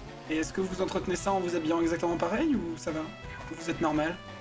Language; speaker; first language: French; native; French